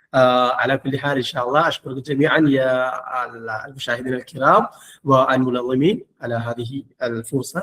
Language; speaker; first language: Arabic; non-native, fluent; Malayalam